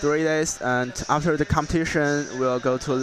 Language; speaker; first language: English; non-native, learner; Chinese